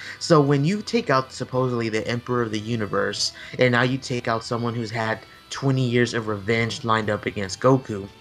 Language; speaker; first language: English; native; English